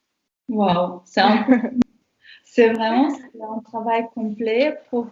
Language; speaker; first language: French; non-native, fluent; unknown